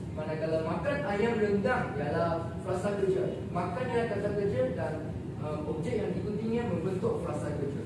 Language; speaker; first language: Malay; non-native, local second language; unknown